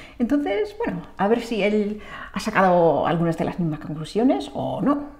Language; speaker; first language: Spanish; non-native, fluent; English